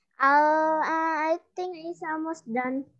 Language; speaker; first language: English; non-native, learner; Indonesian